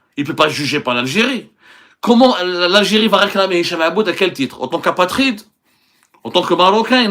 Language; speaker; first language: French; non-native, local second language; Arabic